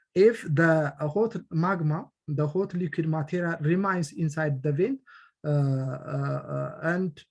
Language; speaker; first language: English; non-native, local second language; Amharic